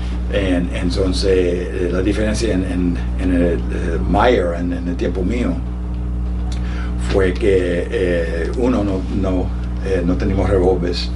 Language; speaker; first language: Spanish; early bilingual, heritage; Spanish